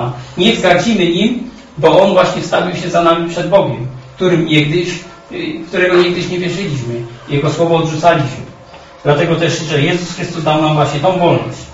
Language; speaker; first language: Polish; native; Polish